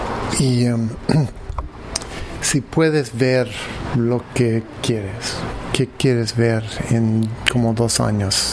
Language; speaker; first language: Spanish; non-native, fluent; English